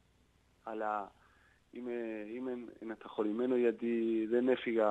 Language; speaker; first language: Greek; non-native, learner; Spanish